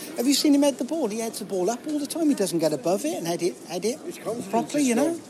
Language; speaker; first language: English; native; English